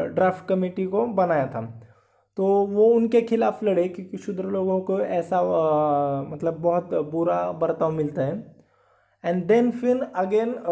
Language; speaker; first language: Hindi; non-native, local second language; Marathi